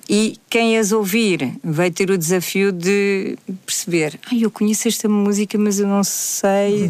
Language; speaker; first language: Portuguese; native; Portuguese